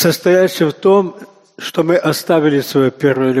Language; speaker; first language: Russian; native; Russian